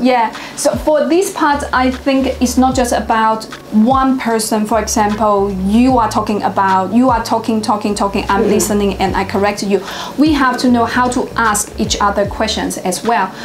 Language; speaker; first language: English; non-native, fluent; Chinese